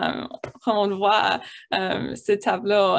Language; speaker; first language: French; non-native, learner; English